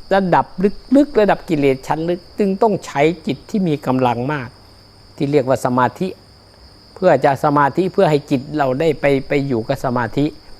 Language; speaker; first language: Thai; native; Thai